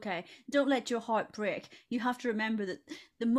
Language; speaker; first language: English; native; English